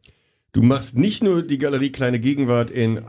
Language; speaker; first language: German; native; German